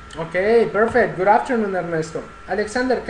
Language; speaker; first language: English; non-native, fluent; Spanish